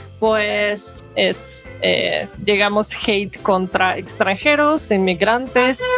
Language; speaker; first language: Spanish; non-native, fluent; Russian